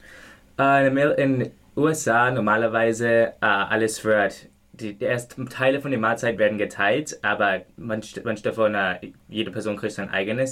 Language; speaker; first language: German; non-native, learner; English